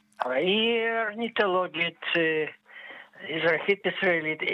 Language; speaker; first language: Hebrew; non-native, fluent; Russian